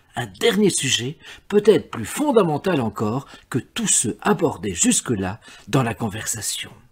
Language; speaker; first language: French; native; French